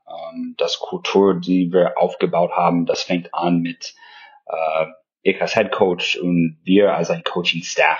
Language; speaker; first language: German; non-native, fluent; English